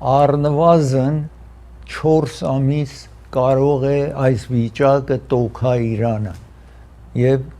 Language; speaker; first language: Armenian; early bilingual, heritage; Armenian